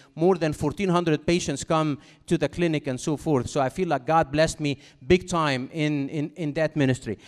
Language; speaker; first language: English; non-native, fluent; Arabic